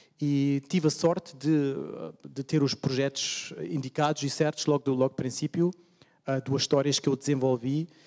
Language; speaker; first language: Portuguese; early bilingual, heritage; Portuguese